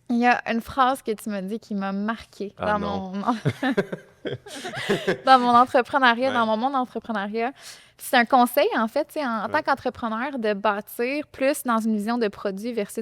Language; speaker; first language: French; native; French